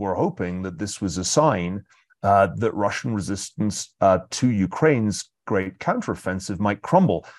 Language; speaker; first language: English; native; English